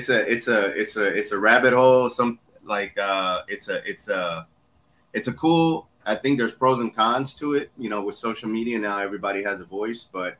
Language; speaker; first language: English; early bilingual, other home language; Spanish